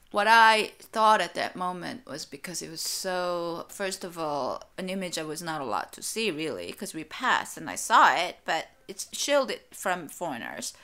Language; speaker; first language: English; non-native, fluent; Korean